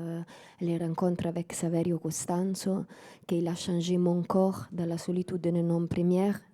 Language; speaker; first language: French; non-native, fluent; Italian